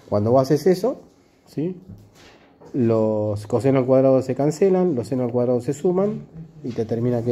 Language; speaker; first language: Spanish; native; Spanish